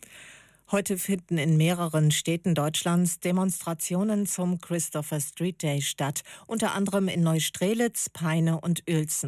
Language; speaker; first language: German; native; German